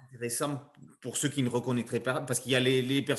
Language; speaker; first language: French; native; French